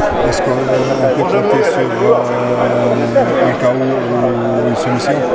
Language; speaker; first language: Polish; non-native, fluent; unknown